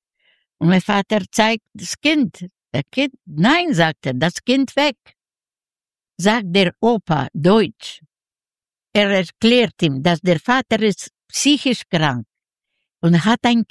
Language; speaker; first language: German; non-native, learner; Russian